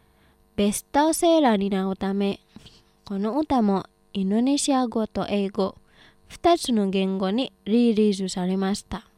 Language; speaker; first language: Japanese; non-native, fluent; Indonesian